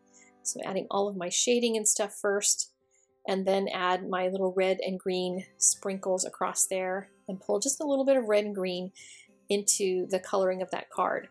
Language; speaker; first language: English; native; English